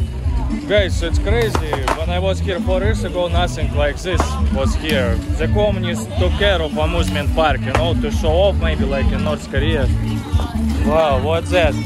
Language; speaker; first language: English; non-native, fluent; Russian